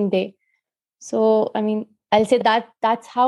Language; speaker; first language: English; non-native, local second language; Hindi